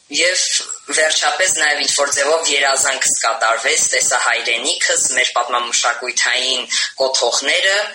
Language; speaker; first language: Armenian; early bilingual, heritage; Armenian